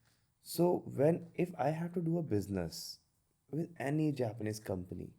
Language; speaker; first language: English; non-native, local second language; Hindi